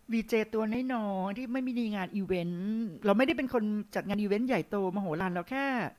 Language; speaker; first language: Thai; native; Thai